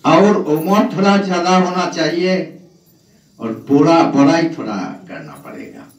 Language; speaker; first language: Hindi; non-native, local second language; Bangla